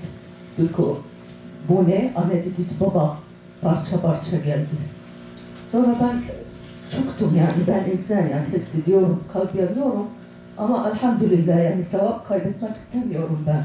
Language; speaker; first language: Turkish; non-native, learner; Arabic